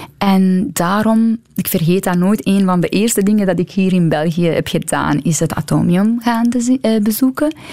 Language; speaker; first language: Dutch; non-native, fluent; Persian